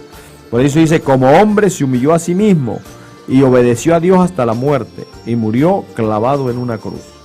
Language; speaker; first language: Spanish; native; Spanish